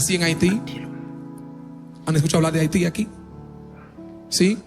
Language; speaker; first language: Spanish; non-native, fluent; Haitian Creole